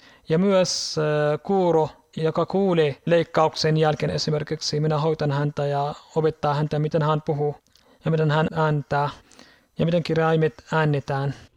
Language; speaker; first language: Finnish; non-native, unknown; Arabic